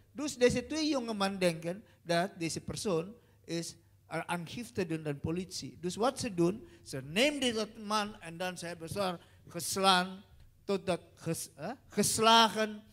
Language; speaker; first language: Dutch; non-native, learner; Indonesian